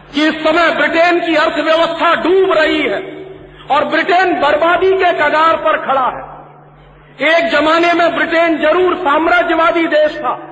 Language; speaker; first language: Hindi; native; Hindi